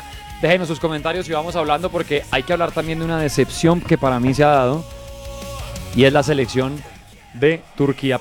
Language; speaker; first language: Spanish; native; Spanish